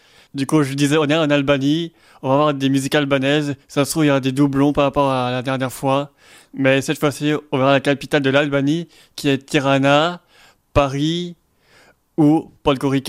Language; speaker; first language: French; native; French